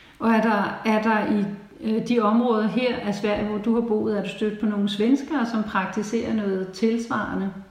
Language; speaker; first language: Danish; native; Danish